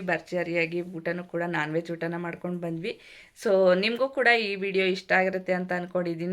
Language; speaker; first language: Kannada; native; Kannada